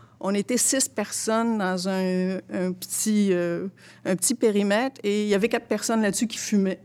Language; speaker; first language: French; early bilingual, other home language; Arabic